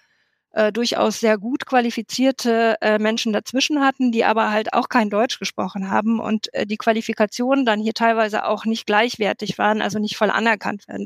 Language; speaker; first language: German; native; German